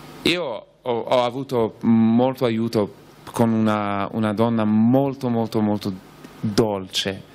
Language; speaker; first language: Italian; non-native, fluent; English